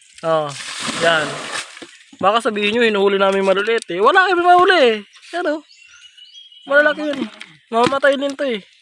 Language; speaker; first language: Filipino; non-native, local second language; Masbatenyo